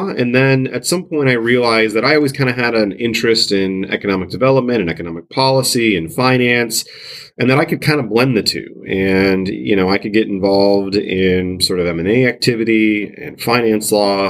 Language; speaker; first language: English; native; English